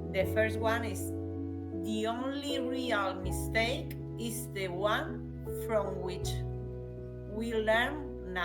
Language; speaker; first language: English; non-native, learner; Spanish